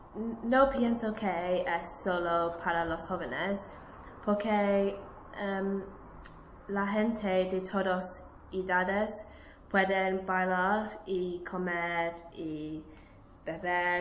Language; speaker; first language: Spanish; non-native, learner; English